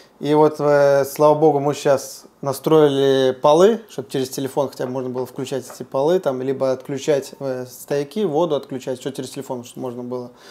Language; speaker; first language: Russian; native; Russian